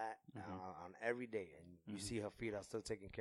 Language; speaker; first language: English; native; English